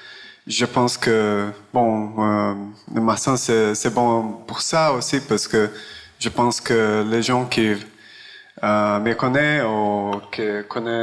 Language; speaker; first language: French; non-native, learner; Portuguese